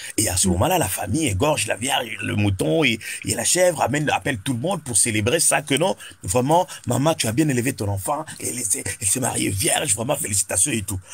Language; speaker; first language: French; non-native, local second language; Lingala